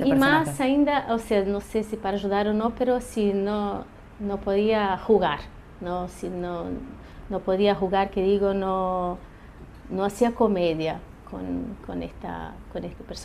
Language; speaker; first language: Spanish; early bilingual, heritage; Portuguese